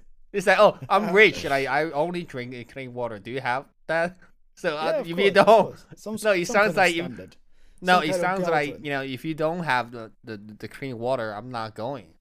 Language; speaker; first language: English; non-native, fluent; Chinese